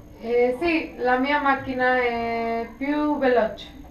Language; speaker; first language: Italian; non-native, learner; English